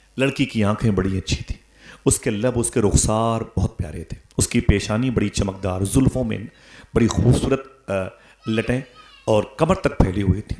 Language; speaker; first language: Urdu; native; Urdu